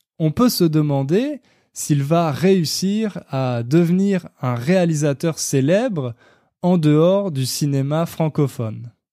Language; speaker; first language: French; native; French